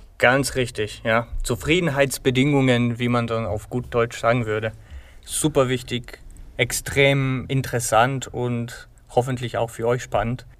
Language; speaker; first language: German; non-native, fluent; Bulgarian